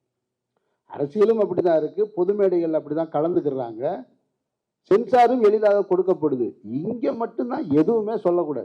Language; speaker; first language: Tamil; native; Tamil